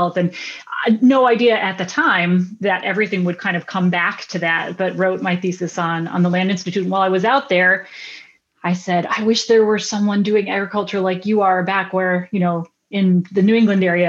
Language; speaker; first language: English; native; English